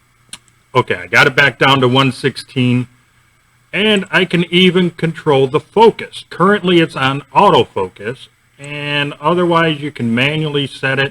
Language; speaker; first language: English; native; English